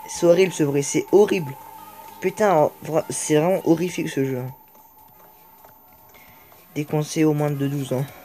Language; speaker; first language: French; native; French